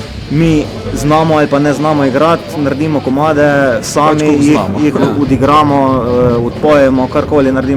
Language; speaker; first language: Slovenian; native; Slovenian